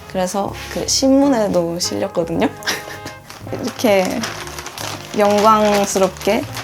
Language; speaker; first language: Korean; early bilingual, other home language; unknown